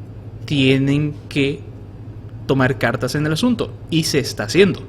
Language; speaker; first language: Spanish; native; Spanish